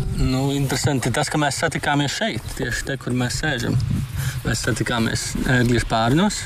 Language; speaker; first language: Latvian; native; Latvian